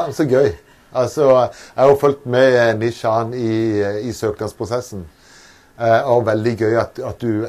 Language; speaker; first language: Norwegian; native; Norwegian